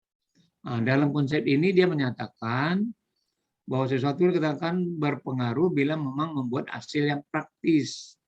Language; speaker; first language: Indonesian; native; Indonesian